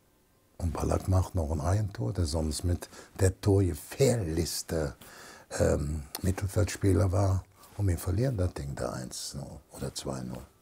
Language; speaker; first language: German; native; German